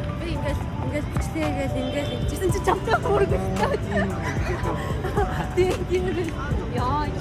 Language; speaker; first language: Mongolian; native; Mongolian